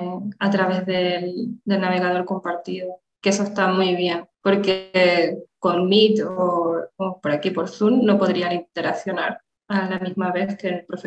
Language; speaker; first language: Spanish; native; Spanish